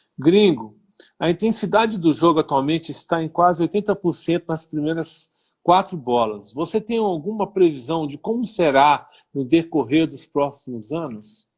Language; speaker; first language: Portuguese; native; Portuguese